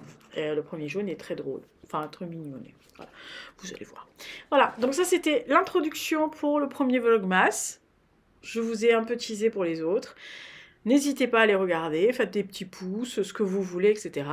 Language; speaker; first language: French; native; French